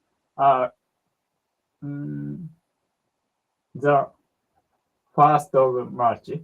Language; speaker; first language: English; non-native, learner; Japanese